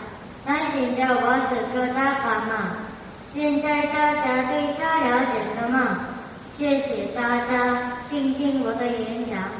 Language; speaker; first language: Chinese; non-native, learner; Korean